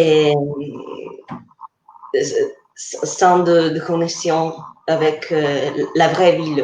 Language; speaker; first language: French; non-native, fluent; Italian